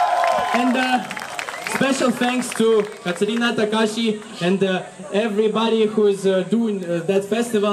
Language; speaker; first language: English; non-native, learner; Ukrainian